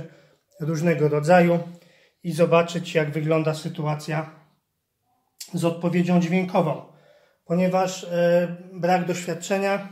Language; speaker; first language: Polish; native; Polish